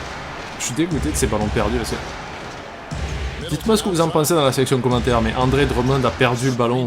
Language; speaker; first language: French; native; French